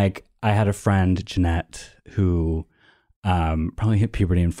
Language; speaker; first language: English; native; English